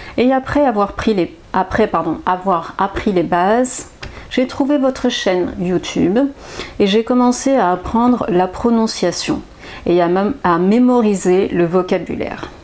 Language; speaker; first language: French; native; French